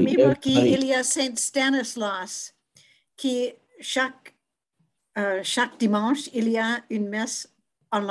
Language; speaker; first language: French; non-native, fluent; English